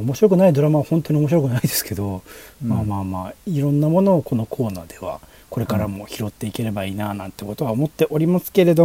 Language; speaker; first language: Japanese; native; Japanese